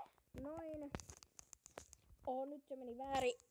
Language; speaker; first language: Finnish; native; Finnish